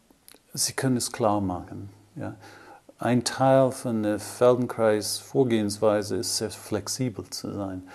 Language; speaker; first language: German; non-native, fluent; English